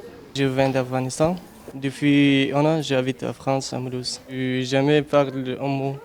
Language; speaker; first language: French; non-native, learner; Persian